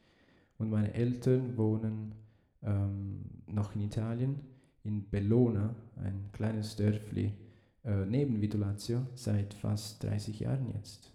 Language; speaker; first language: German; early bilingual, heritage; Italian